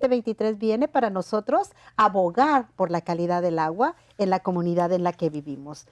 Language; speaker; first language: Spanish; native; Spanish